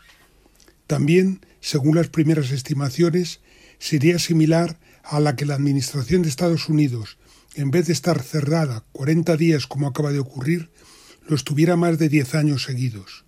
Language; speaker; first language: Spanish; native; Spanish